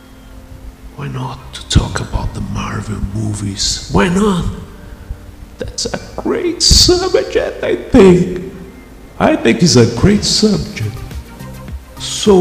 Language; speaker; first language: English; non-native, fluent; Portuguese